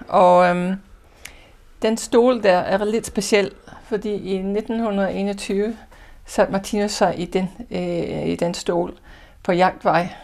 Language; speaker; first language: Danish; non-native, fluent; English